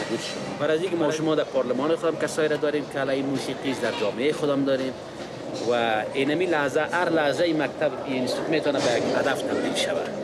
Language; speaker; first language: Persian; native; Persian